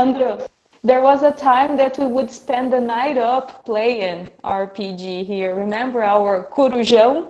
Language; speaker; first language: English; non-native, fluent; Portuguese